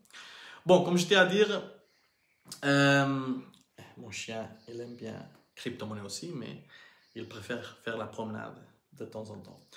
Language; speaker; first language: French; non-native, learner; Portuguese